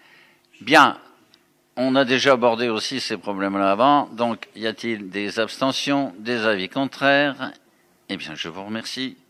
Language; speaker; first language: French; native; French